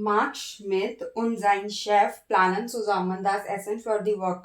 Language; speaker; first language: German; non-native, learner; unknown